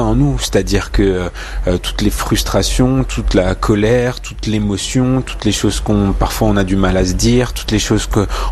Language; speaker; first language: French; native; French